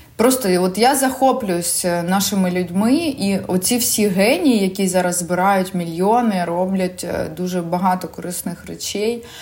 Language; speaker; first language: Ukrainian; non-native, local second language; Russian